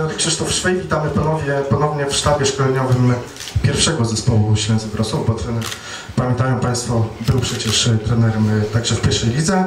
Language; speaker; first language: Polish; native; Polish